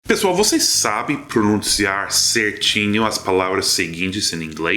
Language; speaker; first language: Portuguese; non-native, fluent; English